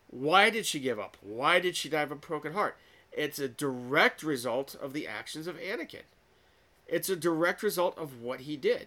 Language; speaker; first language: English; native; English